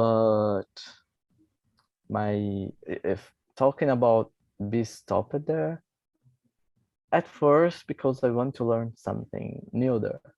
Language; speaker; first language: English; non-native, fluent; Portuguese